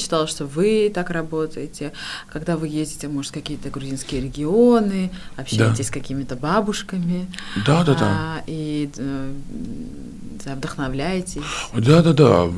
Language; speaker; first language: Russian; non-native, fluent; Georgian